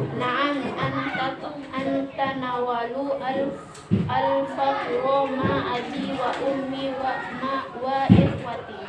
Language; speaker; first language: Arabic; non-native, learner; Indonesian